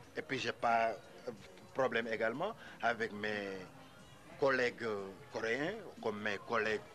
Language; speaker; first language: French; non-native, local second language; Wolof